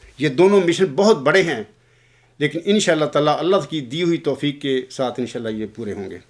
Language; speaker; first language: Urdu; non-native, local second language; Punjabi